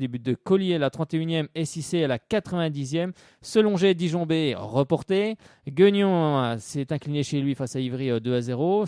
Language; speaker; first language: French; native; French